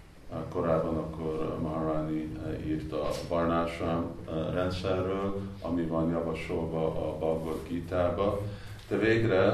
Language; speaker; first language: Hungarian; non-native, fluent; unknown